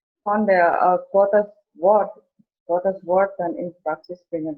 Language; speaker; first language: German; non-native, learner; Indonesian